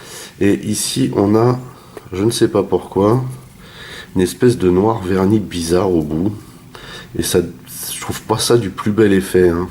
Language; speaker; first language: French; native; French